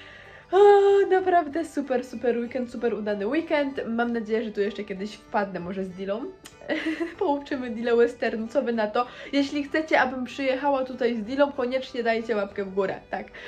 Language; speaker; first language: Polish; native; Polish